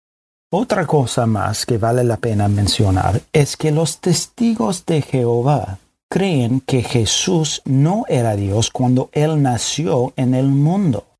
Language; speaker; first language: Spanish; non-native, fluent; English